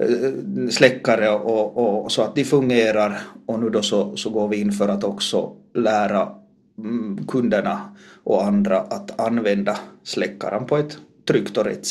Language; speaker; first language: Swedish; native; Swedish